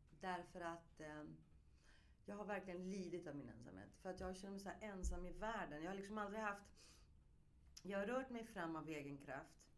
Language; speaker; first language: Swedish; early bilingual, other home language; Greek